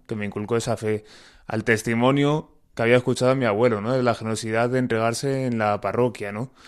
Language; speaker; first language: Spanish; native; Spanish